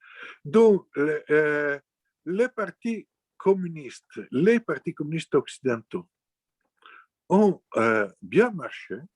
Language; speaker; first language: French; non-native, fluent; Italian